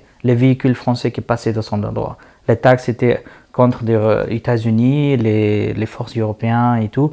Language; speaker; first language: French; non-native, learner; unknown